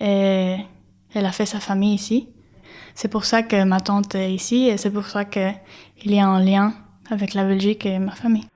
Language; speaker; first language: French; non-native, learner; Spanish